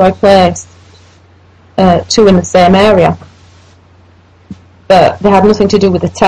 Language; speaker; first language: English; native; English